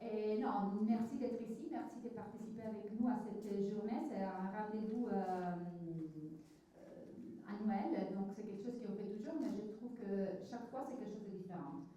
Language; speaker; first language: French; non-native, fluent; Italian